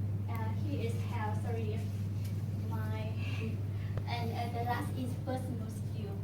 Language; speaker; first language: English; non-native, learner; Vietnamese